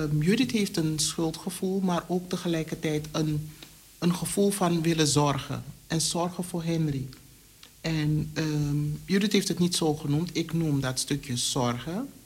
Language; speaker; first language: Dutch; native; Dutch